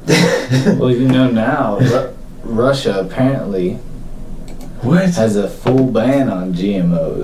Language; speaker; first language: English; native; English